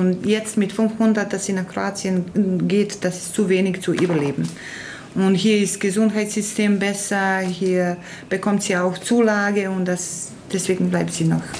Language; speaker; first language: German; non-native, fluent; Croatian